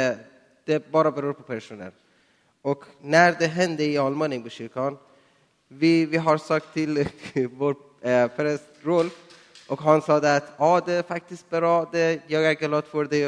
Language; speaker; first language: Swedish; non-native, learner; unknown